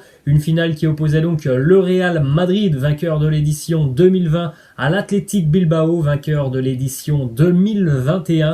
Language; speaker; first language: French; native; French